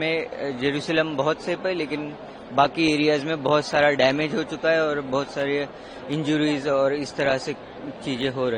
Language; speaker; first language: Hindi; native; Hindi